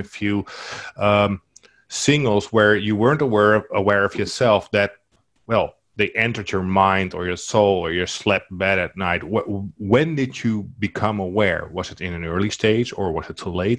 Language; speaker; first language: English; non-native, fluent; Dutch